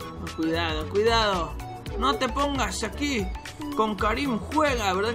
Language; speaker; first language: Spanish; native; Spanish